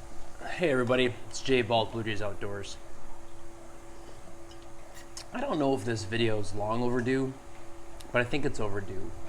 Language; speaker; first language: English; native; English